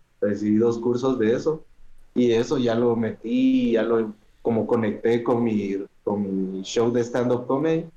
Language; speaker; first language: Spanish; native; Spanish